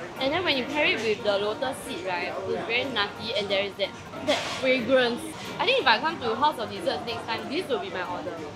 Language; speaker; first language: English; native; English